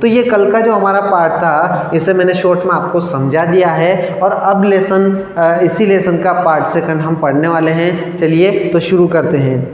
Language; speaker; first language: Hindi; native; Hindi